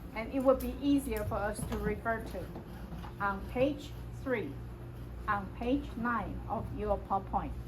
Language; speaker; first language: English; non-native, fluent; Chinese